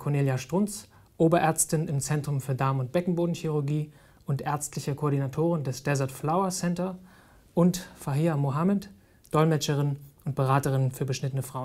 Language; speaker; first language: German; native; German